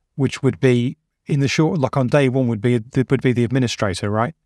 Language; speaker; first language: English; native; English